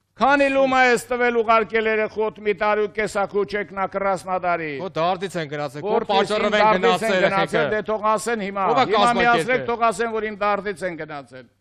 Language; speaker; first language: Armenian; native; Armenian